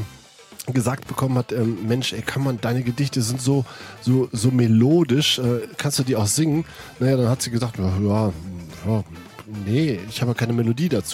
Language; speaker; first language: German; native; German